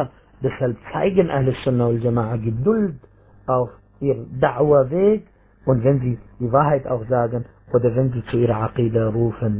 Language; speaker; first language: German; non-native, fluent; Arabic